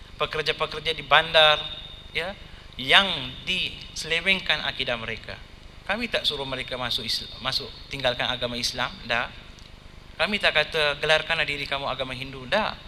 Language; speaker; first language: Malay; non-native, local second language; Tamil